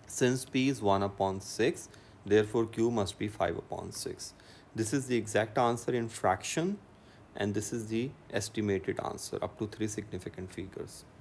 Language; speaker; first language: English; non-native, local second language; Urdu